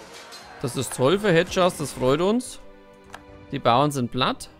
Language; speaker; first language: German; native; German